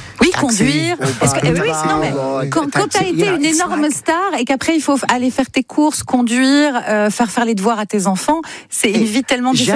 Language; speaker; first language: French; native; French